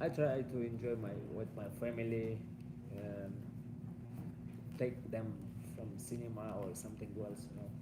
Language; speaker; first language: English; non-native, learner; Russian